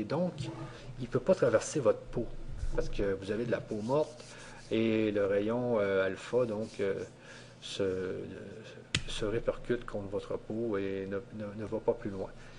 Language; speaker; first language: French; native; French